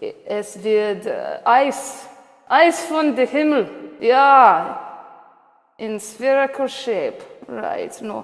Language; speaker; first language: German; non-native, learner; English